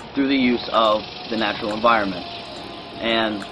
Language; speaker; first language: English; native; English